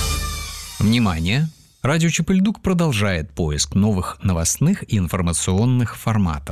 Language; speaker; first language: Russian; native; Russian